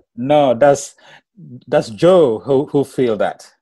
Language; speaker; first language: English; non-native, learner; Wolof